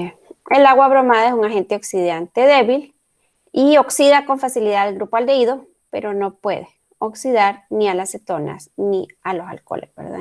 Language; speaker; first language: Spanish; native; Spanish